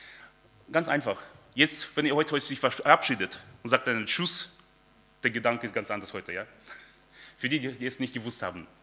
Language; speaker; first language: German; early bilingual, other home language; Russian